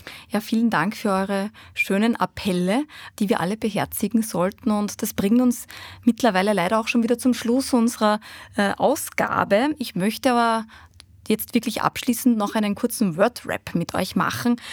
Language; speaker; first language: German; native; German